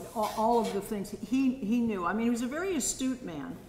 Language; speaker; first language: English; native; English